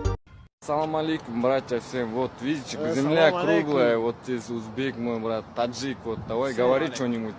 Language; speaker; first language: Russian; non-native, learner; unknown